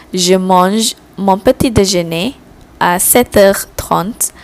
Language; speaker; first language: French; non-native, fluent; Malay